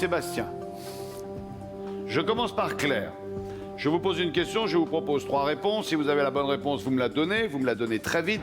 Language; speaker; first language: French; native; French